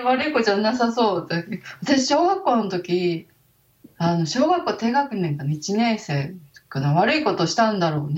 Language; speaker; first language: Japanese; native; Japanese